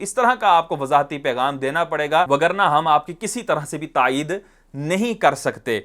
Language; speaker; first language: Urdu; non-native, local second language; Punjabi